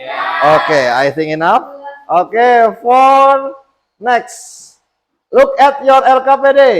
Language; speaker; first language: English; non-native, fluent; Indonesian